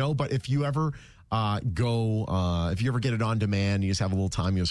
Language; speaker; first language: English; native; English